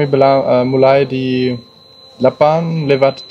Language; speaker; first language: Indonesian; non-native, learner; German